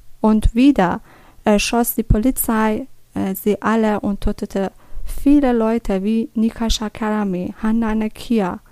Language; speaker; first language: German; non-native, learner; Persian